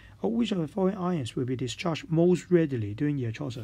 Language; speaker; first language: English; non-native, local second language; Cantonese